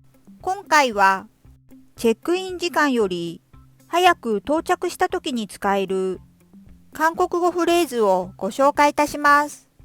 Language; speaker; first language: Japanese; non-native, fluent; Korean